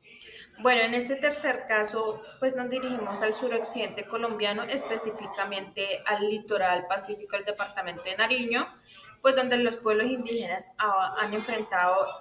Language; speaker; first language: Spanish; native; Spanish